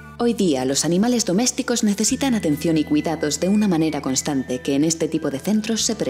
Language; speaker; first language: Spanish; native; Spanish